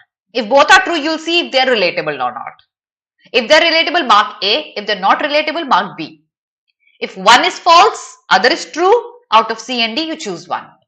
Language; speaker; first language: English; non-native, local second language; Hindi